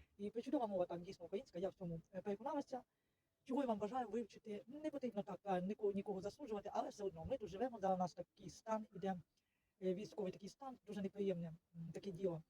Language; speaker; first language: Ukrainian; non-native, local second language; Russian